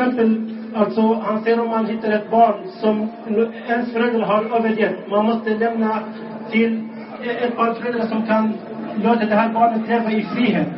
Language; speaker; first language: Swedish; non-native, local second language; Arabic